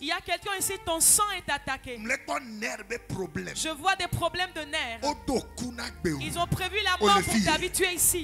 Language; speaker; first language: French; non-native, local second language; Ewe